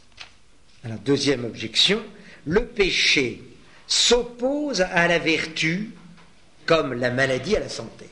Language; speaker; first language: French; native; French